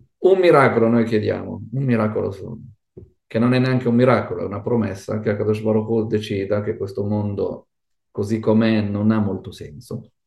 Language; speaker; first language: Italian; non-native, fluent; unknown